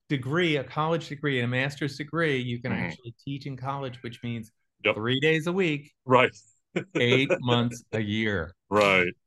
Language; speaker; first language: English; native; English